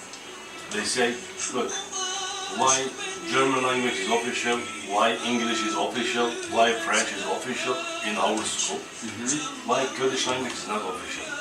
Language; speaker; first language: English; non-native, fluent; Kurdish